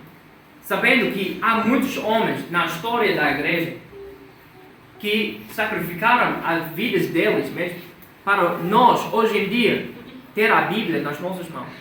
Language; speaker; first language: Portuguese; non-native, fluent; English